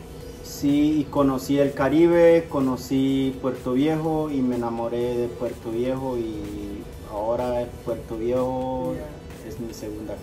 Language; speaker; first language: Spanish; non-native, local second language; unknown